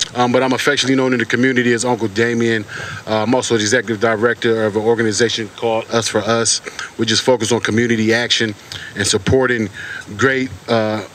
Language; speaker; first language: English; native; English